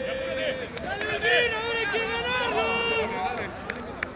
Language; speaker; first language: Spanish; native; Spanish